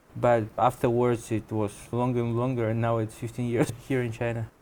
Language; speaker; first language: English; non-native, fluent; Russian